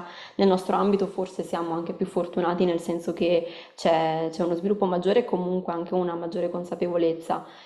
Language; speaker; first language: Italian; native; Italian